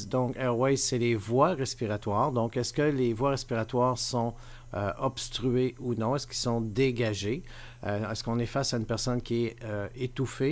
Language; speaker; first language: French; native; French